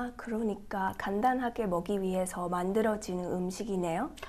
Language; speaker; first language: Korean; non-native, fluent; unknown